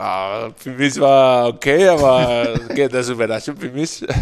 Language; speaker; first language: German; non-native, fluent; Spanish